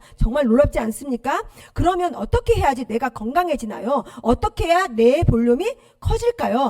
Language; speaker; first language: Korean; native; Korean